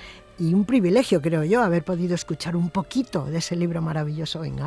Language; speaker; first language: Spanish; native; Spanish